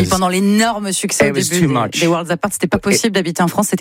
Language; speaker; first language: French; native; French